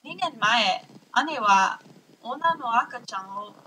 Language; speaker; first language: Japanese; non-native, learner; English